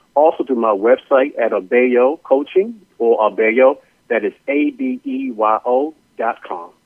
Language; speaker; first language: English; native; English